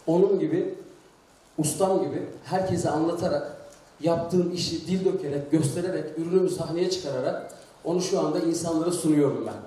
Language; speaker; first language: Turkish; native; Turkish